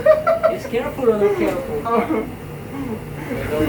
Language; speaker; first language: English; non-native, learner; Spanish